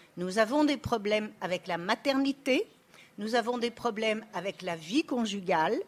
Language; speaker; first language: French; native; French